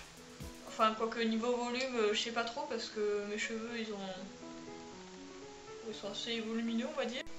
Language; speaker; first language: French; native; French